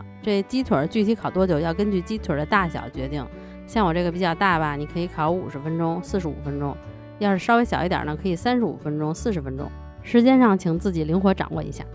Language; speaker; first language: Chinese; native; Chinese